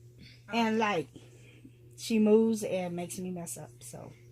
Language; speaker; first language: English; native; English